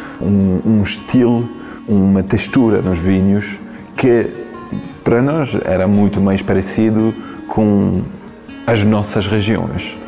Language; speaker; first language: Portuguese; non-native, learner; French